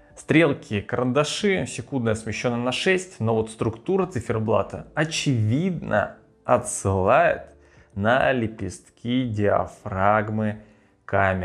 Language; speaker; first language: Russian; native; Russian